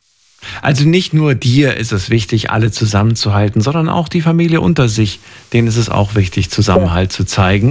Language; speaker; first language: German; native; German